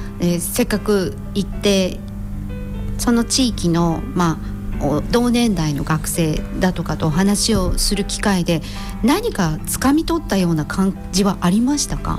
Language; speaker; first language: Japanese; native; Japanese